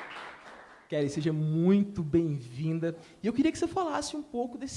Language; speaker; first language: Portuguese; native; Portuguese